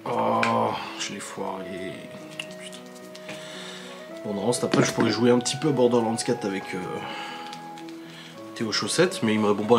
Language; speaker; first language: French; native; French